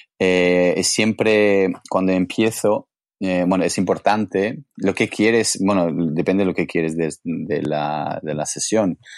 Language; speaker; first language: Spanish; non-native, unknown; English